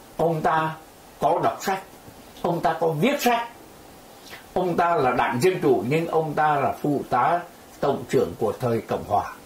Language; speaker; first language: Vietnamese; native; Vietnamese